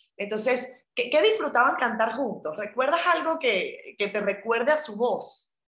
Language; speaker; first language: Spanish; native; Spanish